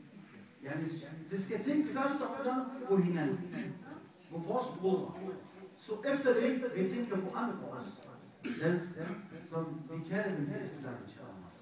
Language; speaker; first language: Danish; non-native, fluent; Arabic